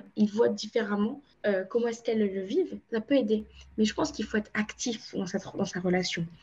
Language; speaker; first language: French; native; French